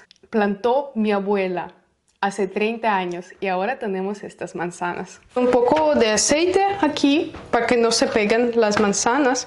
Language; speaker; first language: Spanish; non-native, learner; Russian